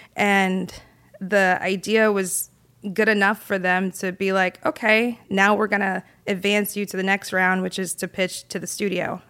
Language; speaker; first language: English; native; English